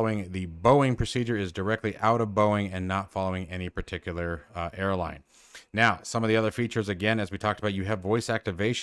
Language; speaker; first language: English; native; English